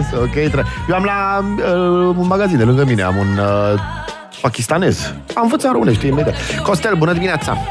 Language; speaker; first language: Romanian; native; Romanian